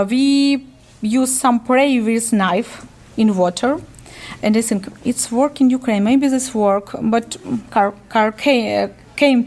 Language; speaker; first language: English; non-native, learner; Ukrainian